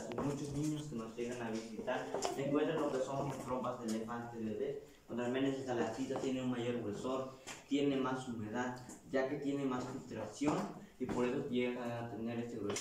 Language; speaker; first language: Spanish; native; Spanish